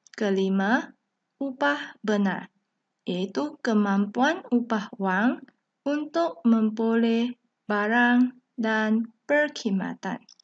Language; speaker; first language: Malay; non-native, local second language; Chinese